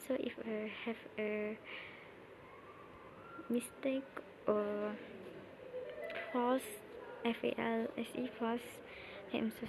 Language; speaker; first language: English; non-native, learner; Malay